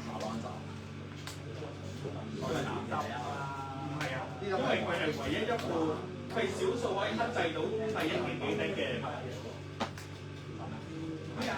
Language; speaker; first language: Cantonese; native; Cantonese